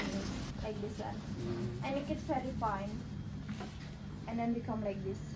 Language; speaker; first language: English; non-native, learner; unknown